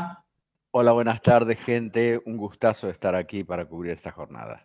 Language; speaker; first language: Spanish; native; Spanish